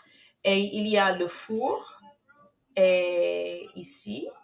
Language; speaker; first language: French; non-native, fluent; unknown